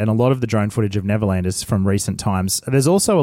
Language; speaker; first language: English; native; English